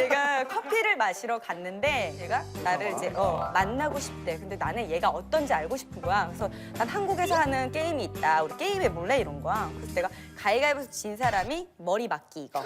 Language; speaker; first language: Korean; native; Korean